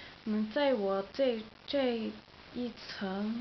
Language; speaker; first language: Chinese; non-native, learner; Dutch